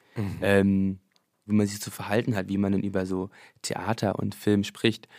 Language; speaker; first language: German; early bilingual, other home language; English